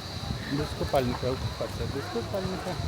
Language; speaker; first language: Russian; non-native, fluent; Lithuanian